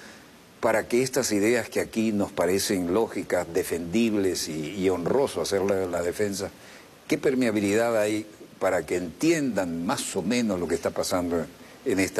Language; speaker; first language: Spanish; native; Spanish